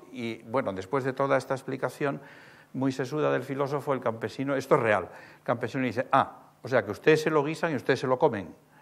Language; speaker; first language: Spanish; native; Spanish